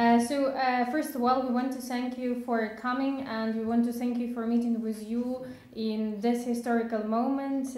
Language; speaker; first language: English; non-native, fluent; Ukrainian